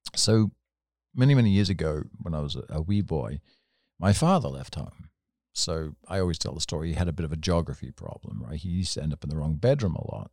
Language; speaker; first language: English; native; English